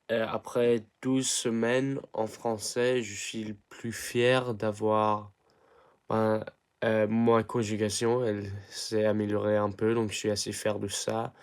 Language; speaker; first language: French; early bilingual, heritage; English